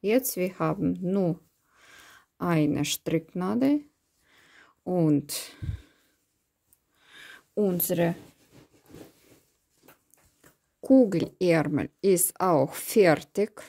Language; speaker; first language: German; non-native, learner; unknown